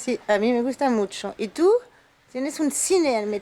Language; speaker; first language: Spanish; non-native, learner; French